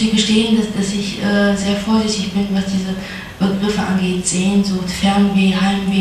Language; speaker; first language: German; non-native, fluent; Russian